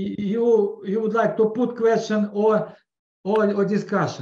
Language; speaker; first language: English; non-native, learner; Russian